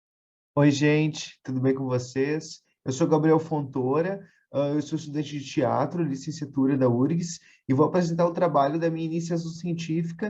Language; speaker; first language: Portuguese; native; Portuguese